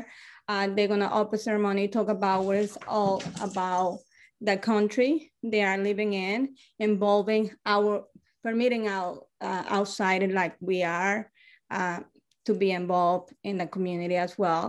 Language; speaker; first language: English; non-native, learner; Spanish